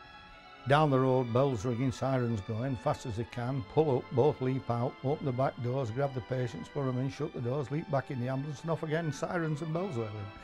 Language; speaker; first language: English; native; English